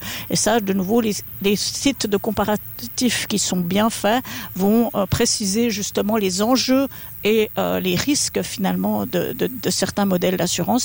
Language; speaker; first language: French; native; French